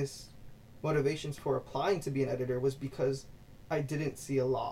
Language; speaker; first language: English; early bilingual, other home language; Spanish